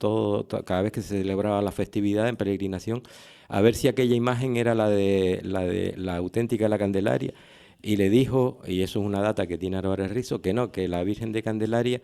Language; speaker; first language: Spanish; native; Spanish